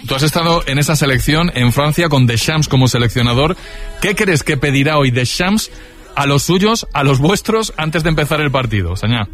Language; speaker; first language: Spanish; native; Spanish